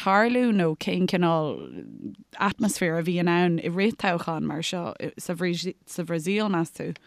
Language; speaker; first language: Irish; non-native, fluent; Portuguese